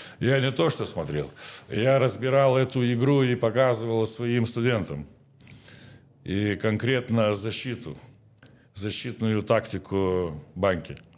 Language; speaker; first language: Russian; non-native, local second language; Lithuanian